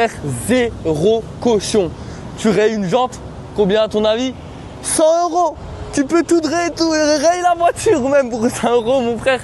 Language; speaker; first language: French; native; French